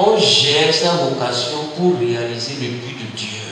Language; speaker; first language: French; non-native, local second language; Ewe